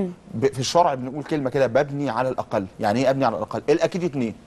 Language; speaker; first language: Arabic; native; Arabic